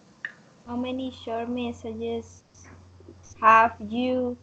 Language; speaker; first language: English; non-native, learner; Spanish